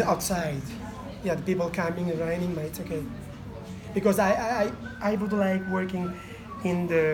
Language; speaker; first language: English; non-native, learner; Italian